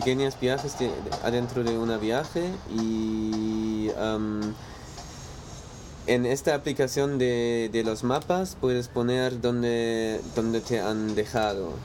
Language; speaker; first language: Spanish; non-native, learner; German